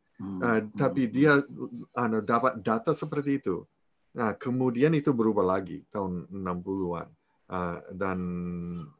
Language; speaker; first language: Indonesian; non-native, fluent; English